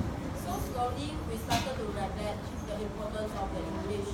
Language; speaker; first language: English; non-native, local second language; Malay